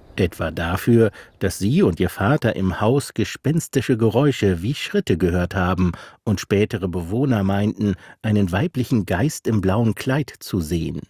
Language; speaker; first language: German; native; German